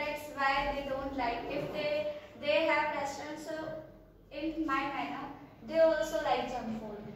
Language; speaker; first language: English; non-native, learner; Hindi